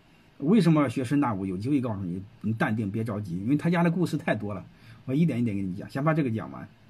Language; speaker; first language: Chinese; native; Chinese